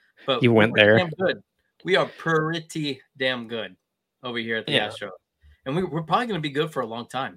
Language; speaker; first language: English; native; English